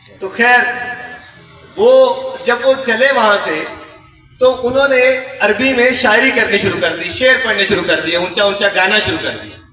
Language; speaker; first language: Urdu; non-native, local second language; Punjabi